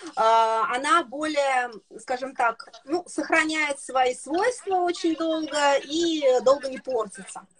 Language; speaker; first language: Russian; native; Russian